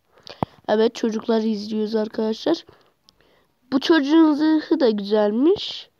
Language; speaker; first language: Turkish; native; Turkish